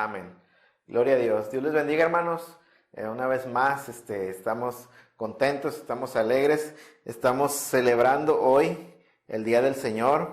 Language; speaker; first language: Spanish; native; Spanish